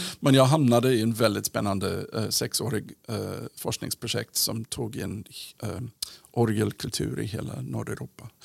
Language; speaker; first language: Swedish; non-native, fluent; English